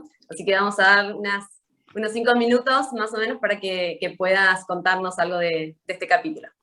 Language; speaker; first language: Spanish; native; Spanish